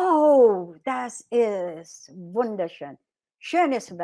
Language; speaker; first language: German; non-native, fluent; Filipino